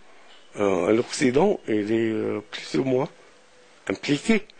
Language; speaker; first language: French; non-native, local second language; Arabic